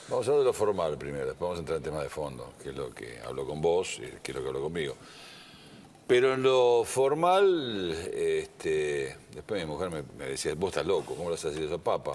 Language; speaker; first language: Spanish; native; Spanish